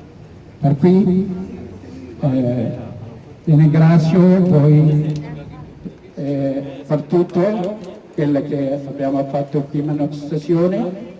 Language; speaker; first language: Italian; non-native, learner; Oromo